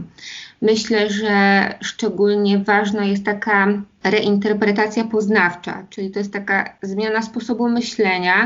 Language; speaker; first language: Polish; native; Polish